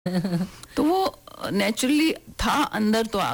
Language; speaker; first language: Hindi; native; Hindi